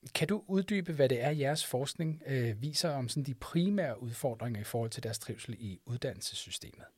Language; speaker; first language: Danish; early bilingual, other home language; French